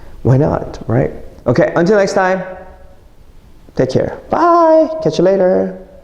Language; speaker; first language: English; non-native, fluent; Korean